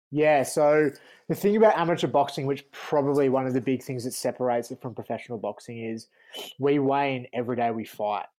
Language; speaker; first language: English; native; English